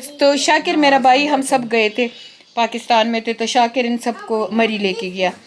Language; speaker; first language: Urdu; non-native, local second language; Pashto